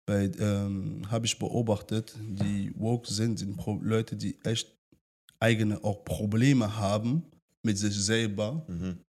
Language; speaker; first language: German; early bilingual, other home language; French